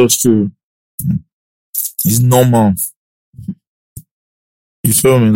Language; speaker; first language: English; non-native, local second language; Yoruba